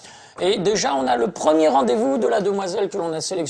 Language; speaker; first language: French; native; French